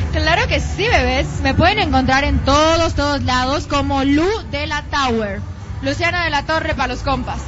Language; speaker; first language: Spanish; native; Spanish